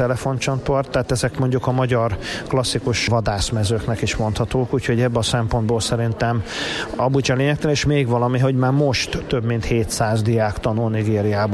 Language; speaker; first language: Hungarian; native; Hungarian